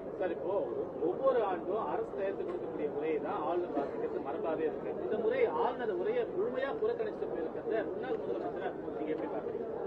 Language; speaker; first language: Tamil; native; Tamil